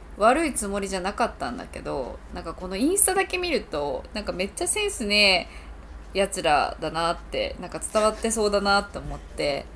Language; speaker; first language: Japanese; native; Japanese